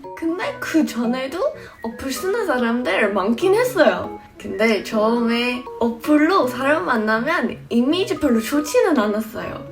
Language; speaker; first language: Korean; non-native, fluent; English